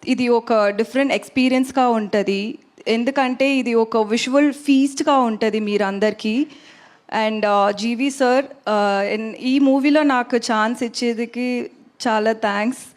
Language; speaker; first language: Telugu; non-native, learner; Tamil